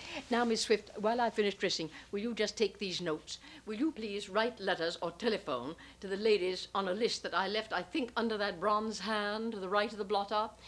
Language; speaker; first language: English; native; English